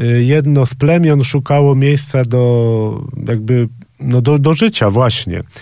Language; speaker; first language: Polish; native; Polish